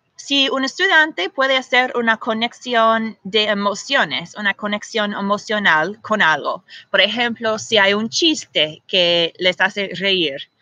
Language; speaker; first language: Spanish; non-native, fluent; English